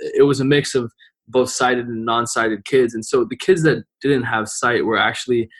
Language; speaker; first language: English; native; English